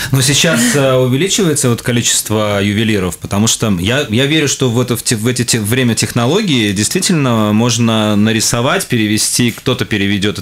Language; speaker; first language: Russian; native; Russian